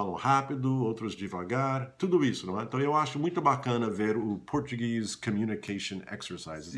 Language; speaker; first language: Portuguese; non-native, fluent; English